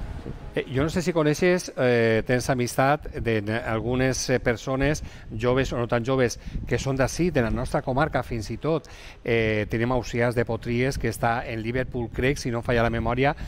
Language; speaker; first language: Catalan; native; Catalan